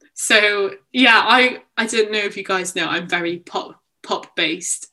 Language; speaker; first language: English; native; English